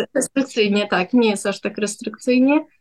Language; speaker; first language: Polish; early bilingual, heritage; Polish